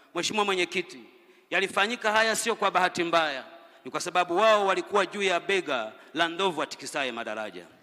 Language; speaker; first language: Swahili; native; Swahili